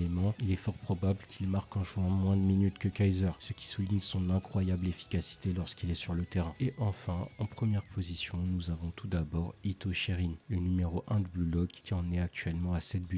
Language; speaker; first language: French; native; French